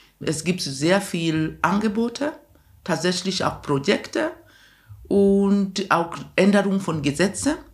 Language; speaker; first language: German; non-native, fluent; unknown